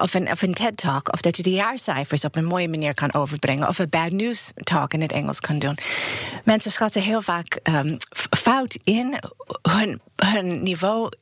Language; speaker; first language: Dutch; non-native, fluent; English